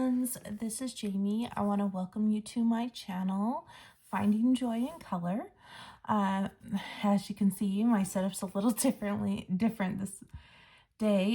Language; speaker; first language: English; native; English